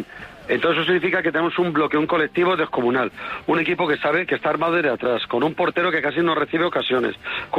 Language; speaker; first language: Spanish; native; Spanish